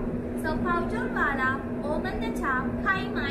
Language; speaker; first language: Chinese; non-native, learner; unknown